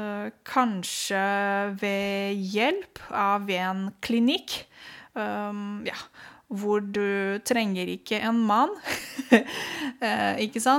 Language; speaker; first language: Norwegian; non-native, fluent; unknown